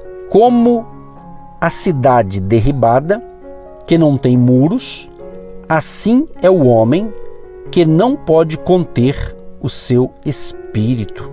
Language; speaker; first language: Portuguese; native; Portuguese